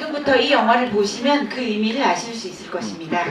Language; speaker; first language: Korean; native; Korean